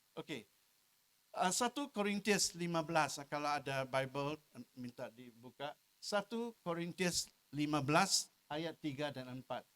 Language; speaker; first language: Malay; non-native, local second language; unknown